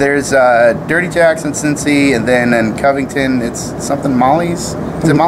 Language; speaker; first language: English; native; English